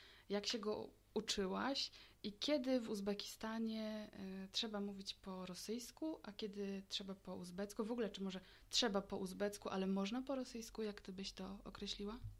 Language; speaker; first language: Polish; native; Polish